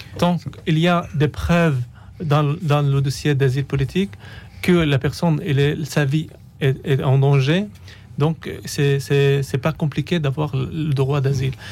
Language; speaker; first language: French; non-native, fluent; Arabic